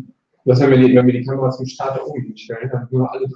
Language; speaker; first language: German; native; German